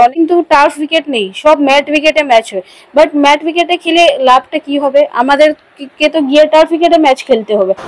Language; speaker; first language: Bangla; non-native, local second language; Hindi